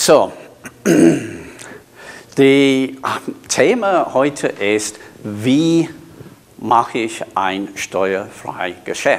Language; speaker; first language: German; non-native, fluent; English